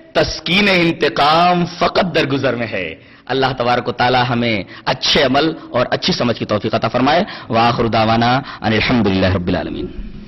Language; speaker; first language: Urdu; native; Urdu